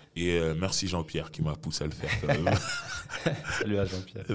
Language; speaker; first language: French; native; French